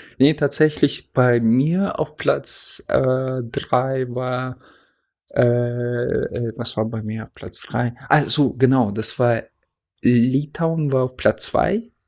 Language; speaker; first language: German; non-native, fluent; Russian